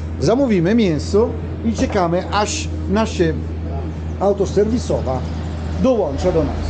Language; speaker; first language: Polish; non-native, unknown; Italian